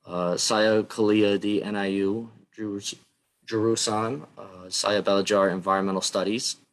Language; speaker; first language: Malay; non-native, learner; English